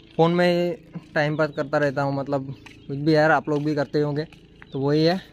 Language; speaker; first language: Hindi; non-native, local second language; Gujarati